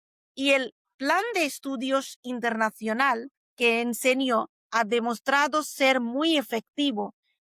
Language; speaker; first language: Spanish; non-native, fluent; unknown